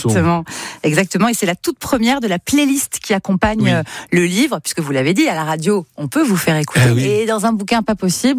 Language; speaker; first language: French; native; French